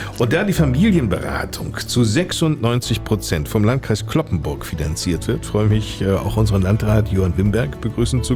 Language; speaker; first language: German; native; German